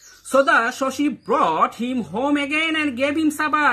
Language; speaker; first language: English; non-native, local second language; Bangla